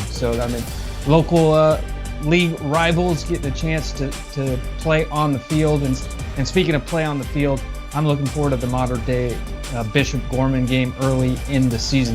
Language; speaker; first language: English; native; English